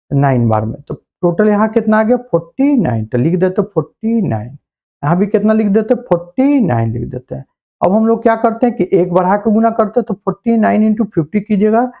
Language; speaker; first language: Hindi; native; Hindi